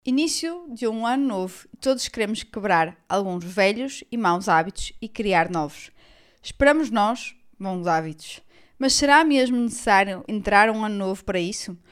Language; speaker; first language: Portuguese; native; Portuguese